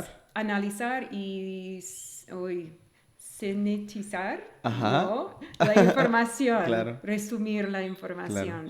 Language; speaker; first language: Spanish; non-native, fluent; English